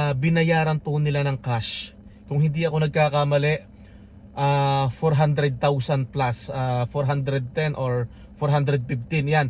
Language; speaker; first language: Filipino; native; Filipino